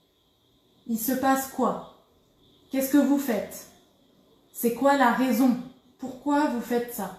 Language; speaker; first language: French; native; French